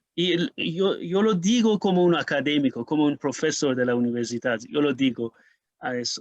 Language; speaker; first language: Spanish; non-native, learner; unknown